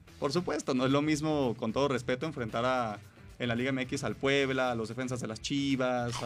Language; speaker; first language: Spanish; native; Spanish